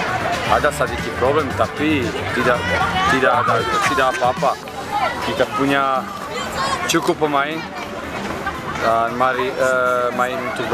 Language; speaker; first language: Indonesian; non-native, learner; Serbian